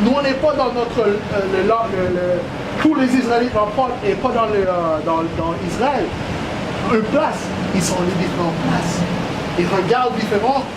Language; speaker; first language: French; non-native, learner; English